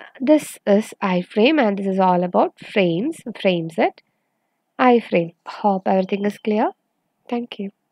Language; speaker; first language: English; non-native, local second language; Malayalam